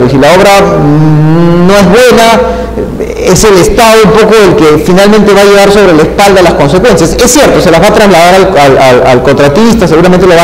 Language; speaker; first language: Spanish; native; Spanish